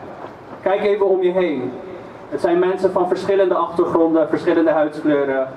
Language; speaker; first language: Dutch; early bilingual, other home language; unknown